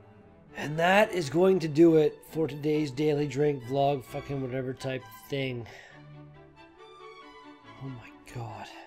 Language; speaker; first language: English; native; English